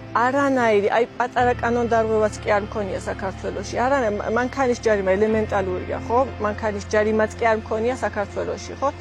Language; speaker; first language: Georgian; early bilingual, heritage; Georgian